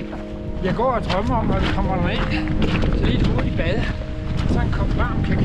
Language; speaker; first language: Danish; native; Danish